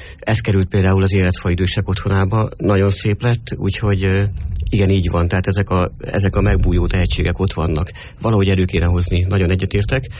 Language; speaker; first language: Hungarian; native; Hungarian